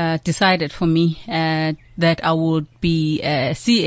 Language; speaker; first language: English; non-native, local second language; Xhosa